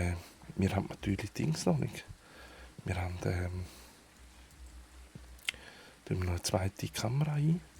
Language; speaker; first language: German; native; German